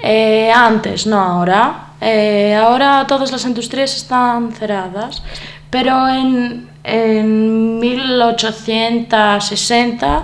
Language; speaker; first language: Spanish; non-native, learner; Greek